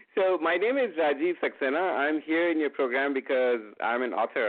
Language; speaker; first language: English; non-native, local second language; Hindi